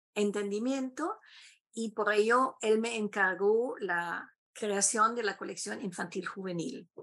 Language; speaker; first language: Spanish; non-native, fluent; German